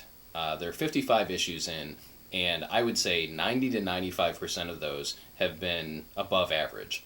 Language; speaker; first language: English; native; English